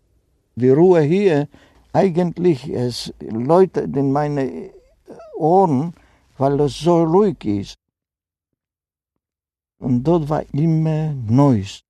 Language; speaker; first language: German; non-native, fluent; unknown